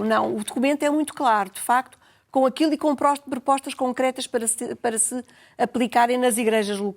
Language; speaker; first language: Portuguese; native; Portuguese